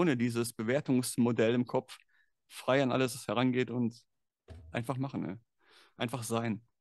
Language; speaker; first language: German; native; German